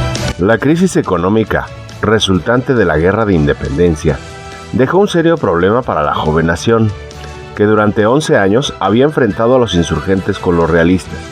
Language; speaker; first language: Spanish; native; Spanish